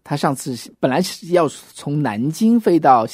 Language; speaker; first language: Chinese; native; Chinese